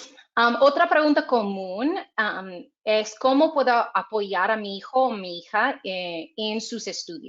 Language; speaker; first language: Spanish; non-native, fluent; English